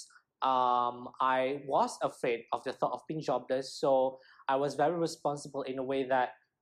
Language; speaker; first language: English; non-native, local second language; Malay